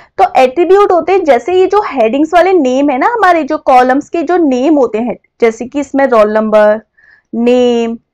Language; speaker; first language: Hindi; native; Hindi